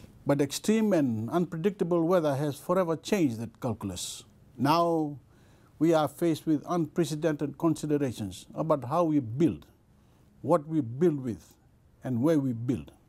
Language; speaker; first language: English; non-native, local second language; Fijian